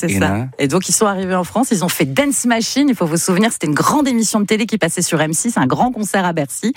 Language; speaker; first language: French; native; French